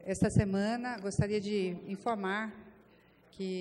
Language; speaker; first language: Portuguese; native; Portuguese